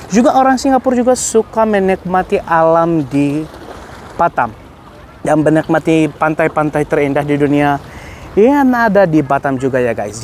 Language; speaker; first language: Indonesian; non-native, fluent; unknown